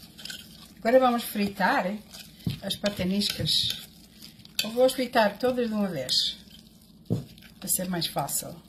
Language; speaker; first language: Portuguese; early bilingual, heritage; Portuguese